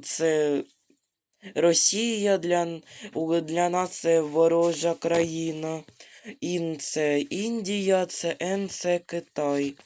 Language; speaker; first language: Ukrainian; non-native, local second language; Russian